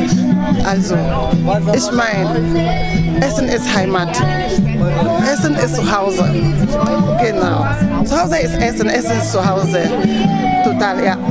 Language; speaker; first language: German; non-native, fluent; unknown